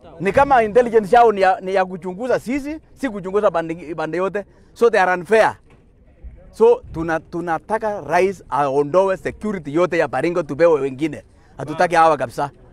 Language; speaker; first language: Swahili; non-native, local second language; Kalenjin